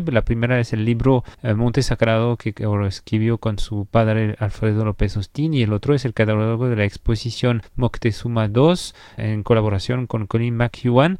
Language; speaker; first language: Spanish; native; Spanish